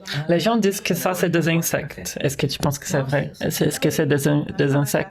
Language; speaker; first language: French; non-native, fluent; Portuguese